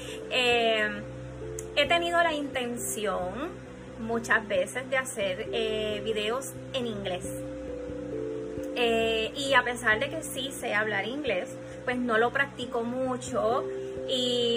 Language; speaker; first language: Spanish; early bilingual, heritage; Spanish